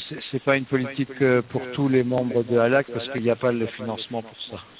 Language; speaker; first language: French; native; French